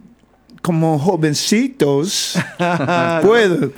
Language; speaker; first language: Spanish; non-native, learner; English